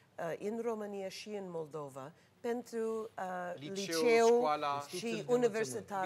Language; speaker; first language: Romanian; non-native, learner; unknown